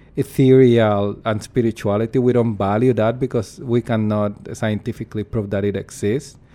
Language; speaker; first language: English; non-native, fluent; Spanish